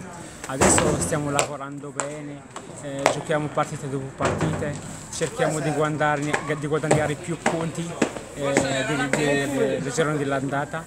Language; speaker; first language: Italian; non-native, learner; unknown